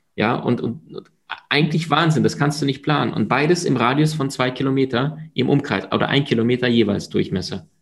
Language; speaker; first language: German; early bilingual, other home language; Russian